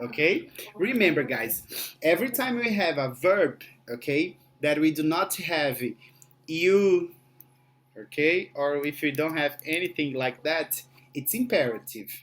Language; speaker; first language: English; non-native, fluent; Portuguese